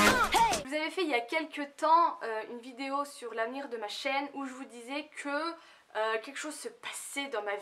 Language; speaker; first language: French; native; French